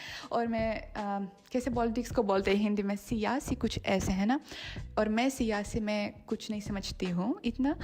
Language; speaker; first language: Hindi; non-native, fluent; Russian